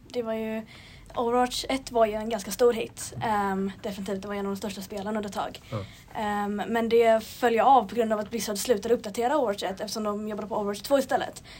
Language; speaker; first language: Swedish; native; Swedish